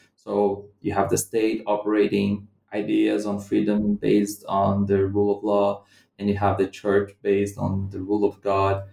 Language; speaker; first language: English; non-native, fluent; Portuguese